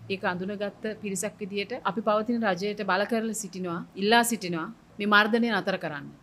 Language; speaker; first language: Sinhala; native; Sinhala